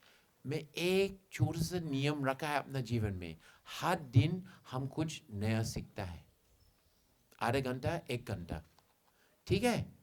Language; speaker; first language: Hindi; non-native, fluent; English